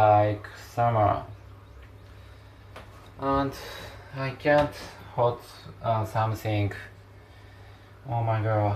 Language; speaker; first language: English; non-native, learner; Japanese